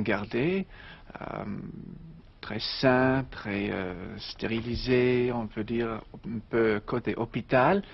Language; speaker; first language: French; non-native, learner; English